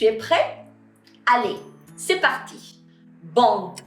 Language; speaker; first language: French; non-native, fluent; Spanish